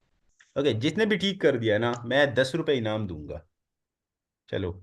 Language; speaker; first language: Hindi; non-native, local second language; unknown